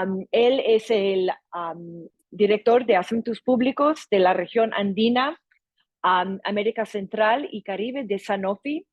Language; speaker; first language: Spanish; non-native, fluent; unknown